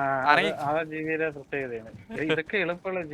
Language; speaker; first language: Malayalam; native; Malayalam